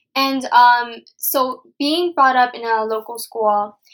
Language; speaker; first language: English; non-native, local second language; Nepali